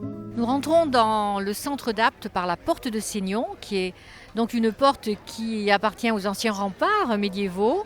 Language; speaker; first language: French; native; French